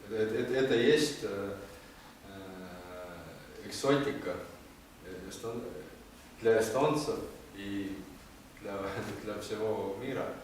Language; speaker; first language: Russian; non-native, learner; Estonian